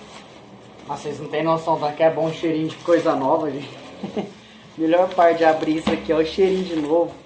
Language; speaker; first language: Portuguese; native; Portuguese